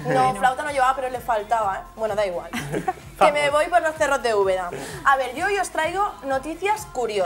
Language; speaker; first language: Spanish; native; Spanish